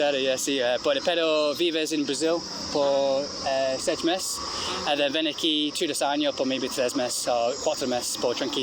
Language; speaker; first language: Spanish; non-native, learner; English